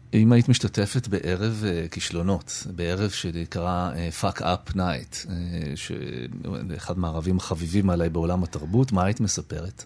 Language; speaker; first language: Hebrew; native; Hebrew